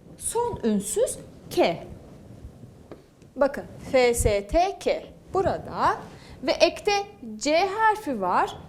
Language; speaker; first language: Turkish; native; Turkish